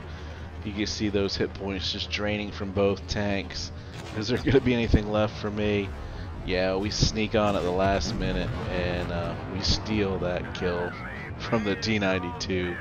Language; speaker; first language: English; native; English